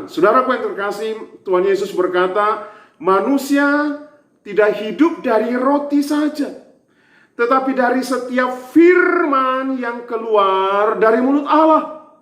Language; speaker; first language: Indonesian; native; Indonesian